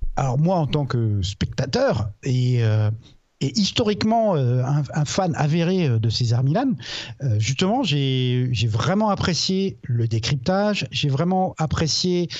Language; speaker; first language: French; native; French